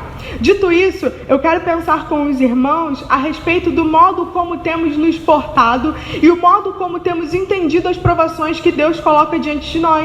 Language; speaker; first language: Portuguese; native; Portuguese